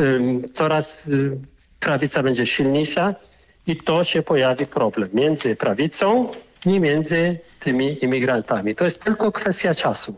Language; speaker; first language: Polish; non-native, fluent; Arabic